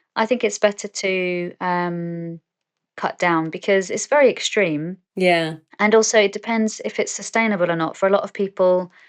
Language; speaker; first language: English; native; English